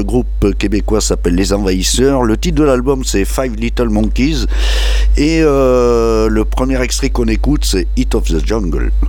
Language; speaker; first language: French; native; French